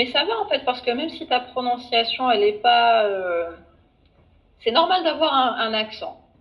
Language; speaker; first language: French; non-native, fluent; Arabic